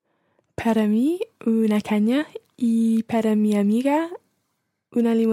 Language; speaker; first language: Spanish; non-native, learner; English